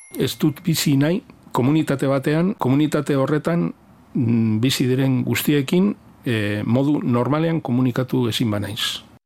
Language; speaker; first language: Basque; non-native, local second language; Spanish